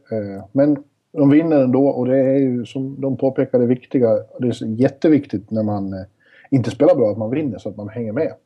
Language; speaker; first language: Swedish; native; Swedish